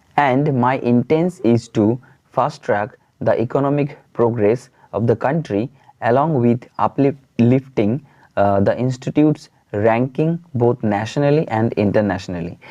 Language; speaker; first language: English; non-native, local second language; Bangla